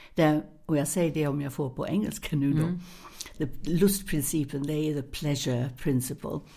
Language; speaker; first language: Swedish; non-native, fluent; English